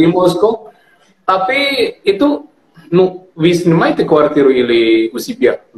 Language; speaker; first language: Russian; non-native, fluent; Indonesian